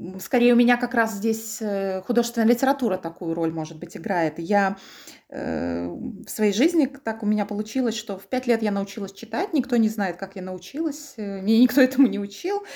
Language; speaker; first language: Russian; native; Russian